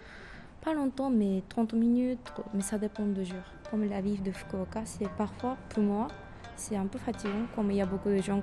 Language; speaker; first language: French; non-native, fluent; Japanese